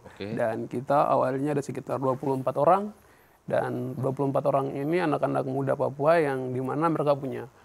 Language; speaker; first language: Indonesian; non-native, local second language; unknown